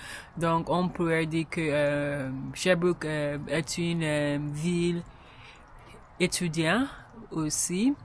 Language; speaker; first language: French; non-native, learner; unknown